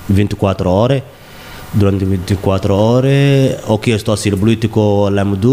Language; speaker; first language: Italian; non-native, learner; Somali